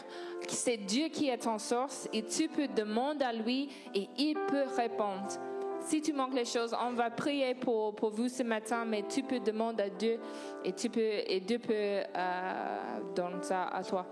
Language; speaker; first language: French; non-native, learner; English